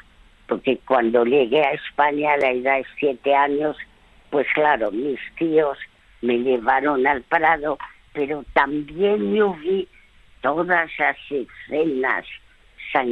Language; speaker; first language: Spanish; early bilingual, other home language; French